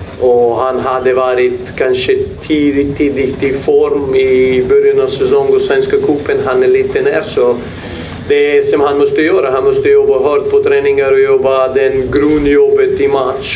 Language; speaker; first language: Swedish; non-native, fluent; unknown